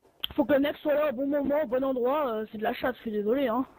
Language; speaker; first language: French; native; French